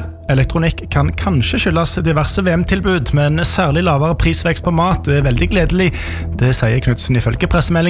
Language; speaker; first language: Norwegian; native; Norwegian